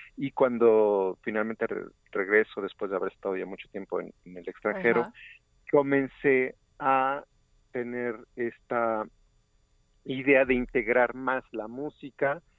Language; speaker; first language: Spanish; native; Spanish